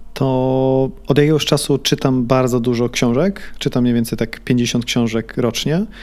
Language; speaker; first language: Polish; early bilingual, heritage; Polish